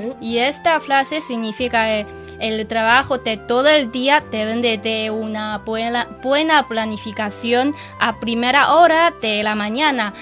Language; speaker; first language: Spanish; non-native, fluent; Chinese